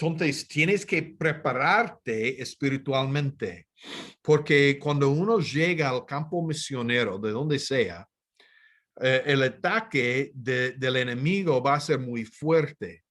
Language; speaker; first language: Spanish; non-native, fluent; English